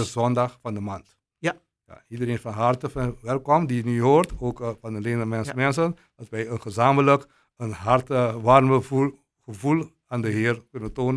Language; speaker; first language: Dutch; non-native, local second language; Papiamento